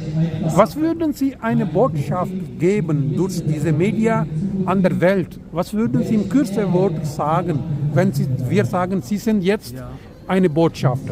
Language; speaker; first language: German; non-native, learner; Urdu